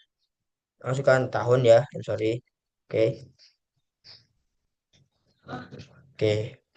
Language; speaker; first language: English; non-native, learner; Indonesian